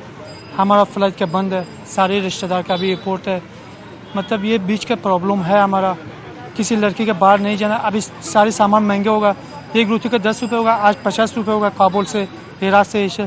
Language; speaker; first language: Hindi; non-native, learner; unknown